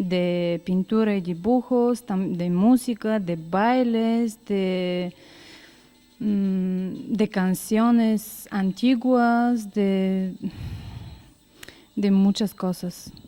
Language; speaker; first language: Spanish; non-native, learner; Bulgarian